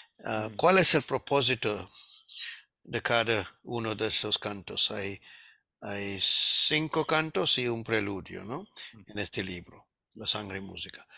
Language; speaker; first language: Spanish; non-native, fluent; Tamil